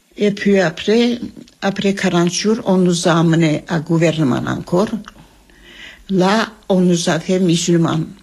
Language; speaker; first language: French; non-native, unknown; Armenian